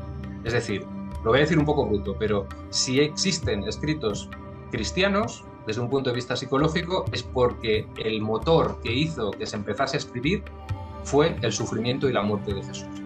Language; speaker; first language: Spanish; native; Spanish